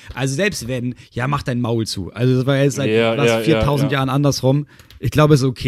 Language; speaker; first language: German; native; German